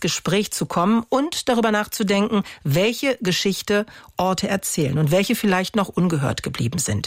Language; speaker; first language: German; native; German